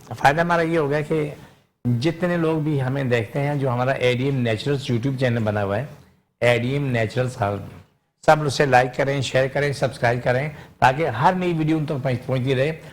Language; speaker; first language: Urdu; non-native, local second language; Punjabi